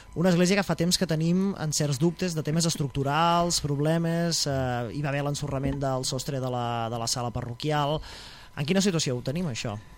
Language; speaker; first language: Catalan; native; Catalan